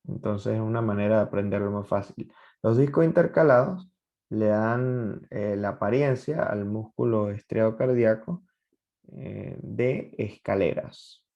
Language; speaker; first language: Spanish; native; Spanish